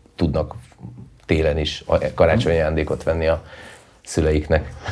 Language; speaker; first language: Hungarian; native; Hungarian